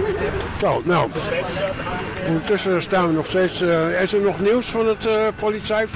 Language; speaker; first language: Dutch; native; Dutch